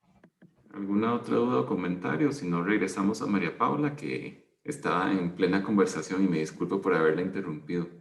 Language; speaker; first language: Spanish; native; Spanish